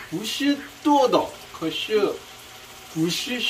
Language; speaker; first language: Chinese; non-native, learner; Korean